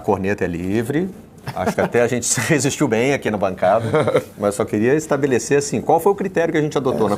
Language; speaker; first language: Portuguese; native; Portuguese